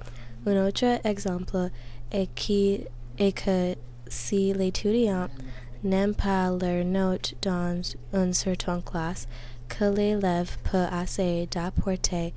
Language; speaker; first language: French; non-native, learner; English